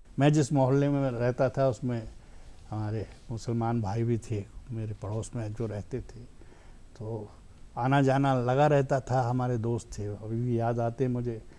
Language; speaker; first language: Hindi; native; Hindi